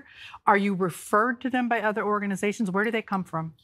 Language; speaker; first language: English; native; English